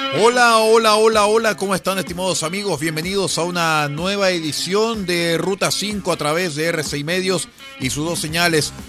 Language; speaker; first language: Spanish; native; Spanish